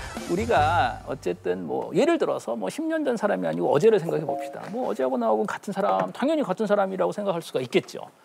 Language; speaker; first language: Korean; native; Korean